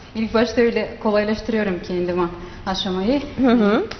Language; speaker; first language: Turkish; non-native, fluent; Uzbek